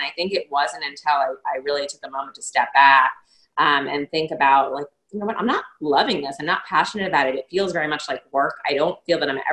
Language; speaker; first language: English; native; English